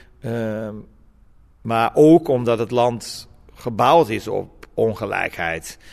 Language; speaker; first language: Dutch; non-native, fluent; Portuguese